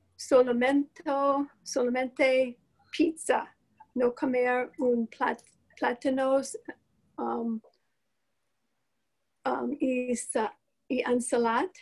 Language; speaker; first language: Spanish; non-native, learner; English